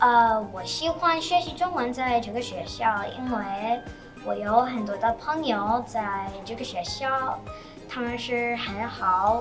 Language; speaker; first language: Chinese; non-native, learner; English